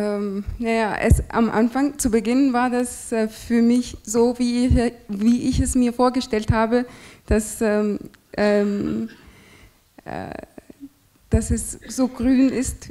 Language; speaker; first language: German; non-native, fluent; Arabic